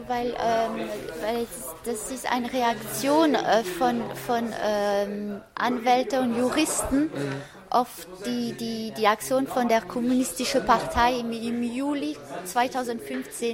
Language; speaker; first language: German; non-native, fluent; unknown